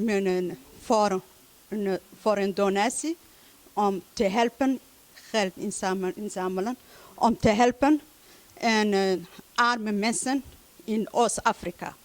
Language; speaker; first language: Dutch; early bilingual, other home language; Somali